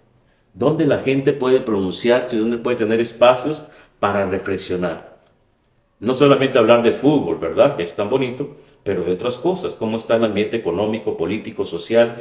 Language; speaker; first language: Spanish; native; Spanish